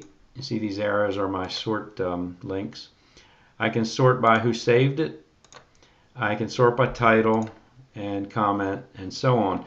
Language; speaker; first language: English; native; English